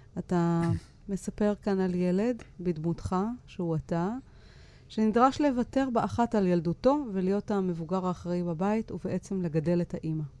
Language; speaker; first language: Hebrew; native; Hebrew